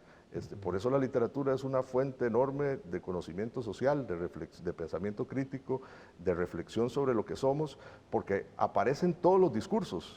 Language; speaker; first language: Spanish; native; Spanish